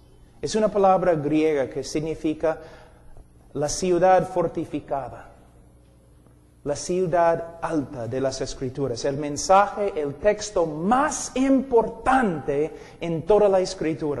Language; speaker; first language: Spanish; non-native, fluent; English